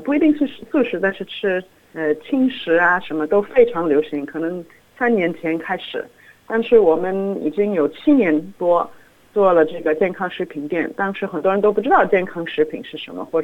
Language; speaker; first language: Chinese; non-native, fluent; English